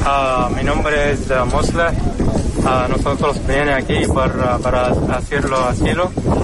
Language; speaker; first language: Spanish; non-native, learner; Arabic